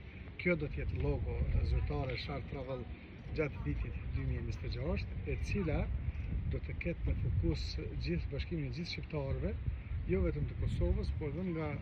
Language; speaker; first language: Albanian; native; Albanian